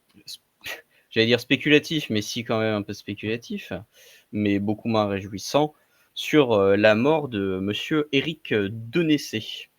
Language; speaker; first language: French; native; French